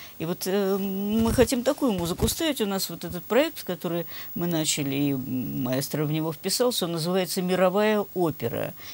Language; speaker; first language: Russian; native; Russian